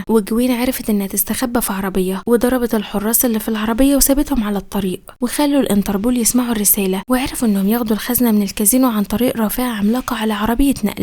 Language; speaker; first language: Arabic; native; Arabic